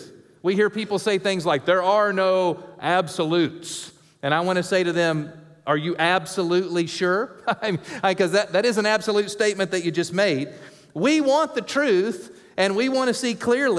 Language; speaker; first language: English; native; English